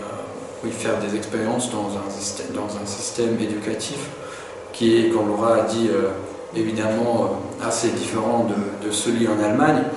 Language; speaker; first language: French; non-native, fluent; German